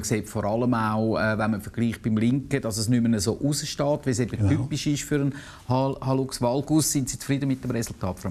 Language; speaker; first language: German; native; German